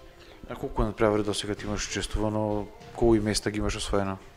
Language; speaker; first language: Macedonian; native; Macedonian